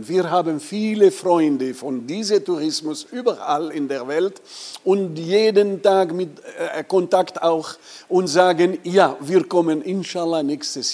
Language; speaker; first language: German; non-native, learner; Arabic